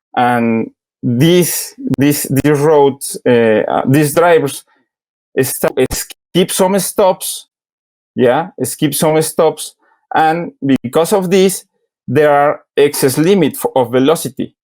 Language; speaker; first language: English; non-native, learner; Spanish